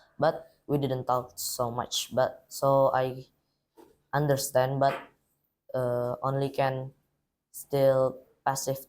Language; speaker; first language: English; non-native, learner; Indonesian